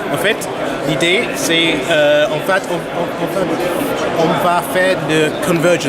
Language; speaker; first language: French; non-native, learner; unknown